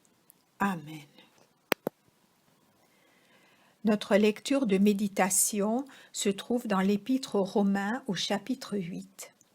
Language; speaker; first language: French; native; French